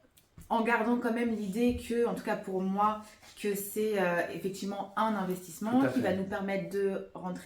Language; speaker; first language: French; native; French